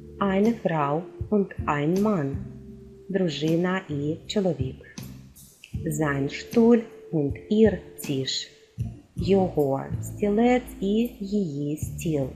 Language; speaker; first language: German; non-native, fluent; Ukrainian